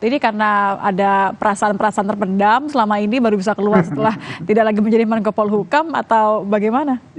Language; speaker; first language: Indonesian; native; Indonesian